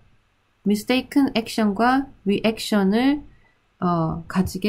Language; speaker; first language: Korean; native; Korean